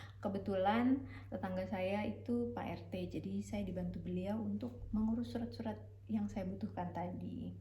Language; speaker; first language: Indonesian; native; Indonesian